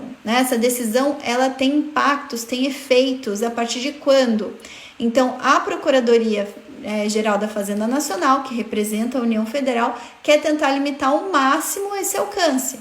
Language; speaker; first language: Portuguese; native; Portuguese